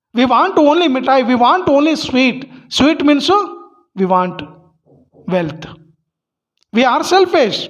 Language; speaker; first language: English; non-native, local second language; Hindi